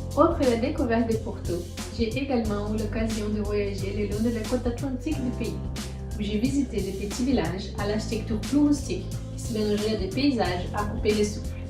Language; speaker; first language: French; non-native, fluent; Portuguese